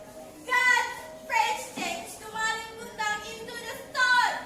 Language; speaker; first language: English; non-native, learner; Indonesian